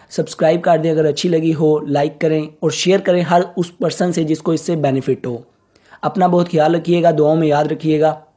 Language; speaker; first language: Urdu; native; Urdu